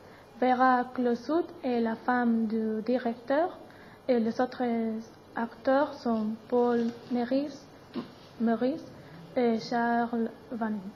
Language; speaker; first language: French; non-native, learner; Spanish